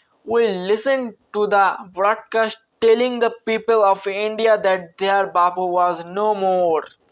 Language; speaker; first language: English; non-native, local second language; Bangla